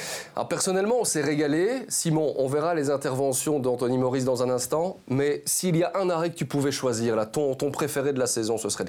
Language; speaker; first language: French; native; French